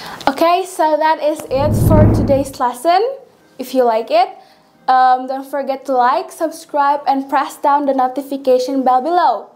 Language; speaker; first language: English; non-native, fluent; Indonesian